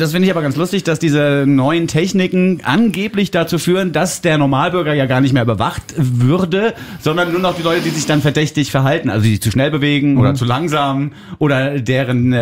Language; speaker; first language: German; native; German